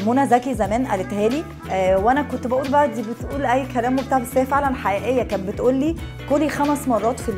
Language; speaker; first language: Arabic; native; Arabic